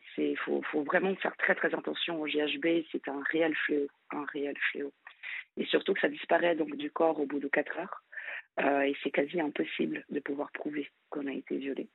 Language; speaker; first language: French; non-native, fluent; Portuguese